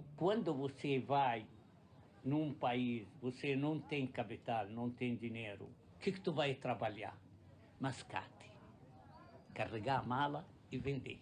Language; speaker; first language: Portuguese; non-native, fluent; Arabic